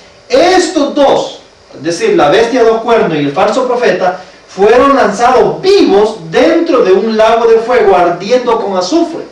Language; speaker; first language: Spanish; native; Spanish